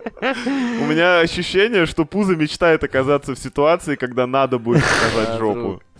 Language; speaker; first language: Russian; native; Russian